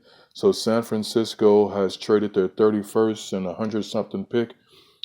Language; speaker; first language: English; native; English